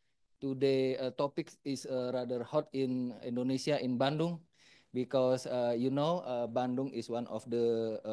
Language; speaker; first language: English; non-native, fluent; Indonesian